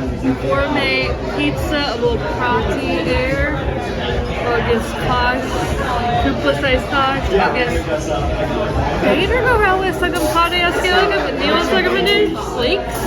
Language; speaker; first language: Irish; non-native, learner; English